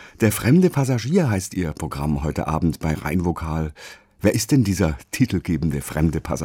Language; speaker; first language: German; native; German